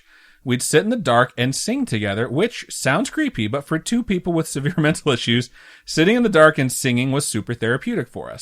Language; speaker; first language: English; native; English